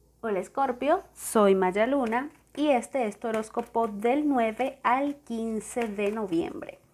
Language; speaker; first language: Spanish; native; Spanish